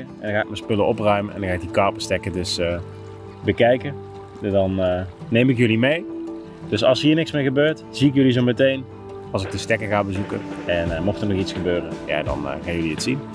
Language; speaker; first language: Dutch; native; Dutch